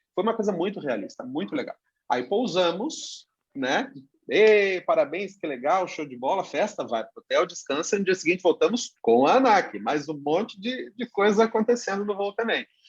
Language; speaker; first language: Portuguese; native; Portuguese